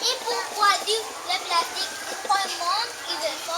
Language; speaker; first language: French; non-native, learner; Spanish